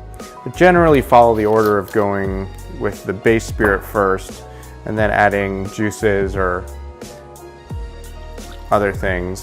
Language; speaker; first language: English; native; English